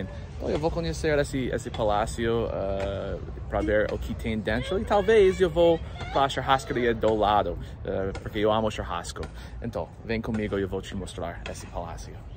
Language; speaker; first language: Portuguese; non-native, learner; English